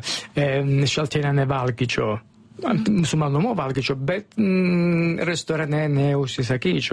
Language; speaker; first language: Lithuanian; non-native, learner; Italian